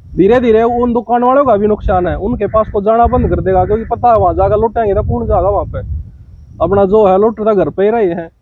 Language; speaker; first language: Hindi; native; Hindi